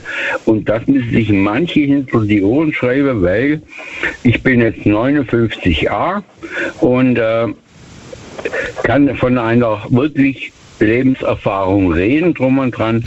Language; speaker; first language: German; native; German